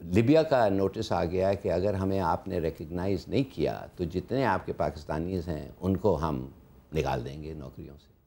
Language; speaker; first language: Urdu; native; Urdu